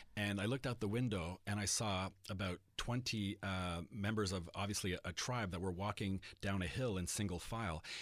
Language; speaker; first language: English; native; English